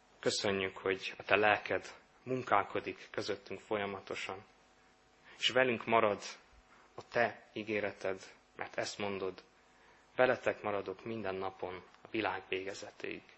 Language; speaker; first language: Hungarian; native; Hungarian